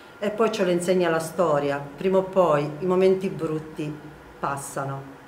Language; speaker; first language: Italian; native; Italian